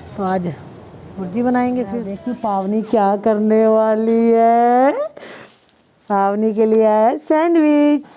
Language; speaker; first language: Hindi; non-native, local second language; Punjabi